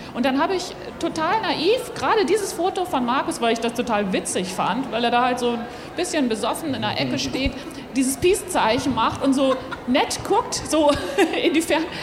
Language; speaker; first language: German; native; German